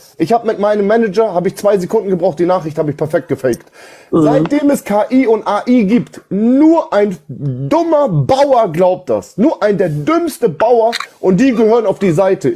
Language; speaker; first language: German; early bilingual, other home language; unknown